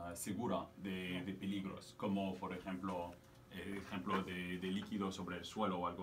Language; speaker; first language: Spanish; non-native, fluent; French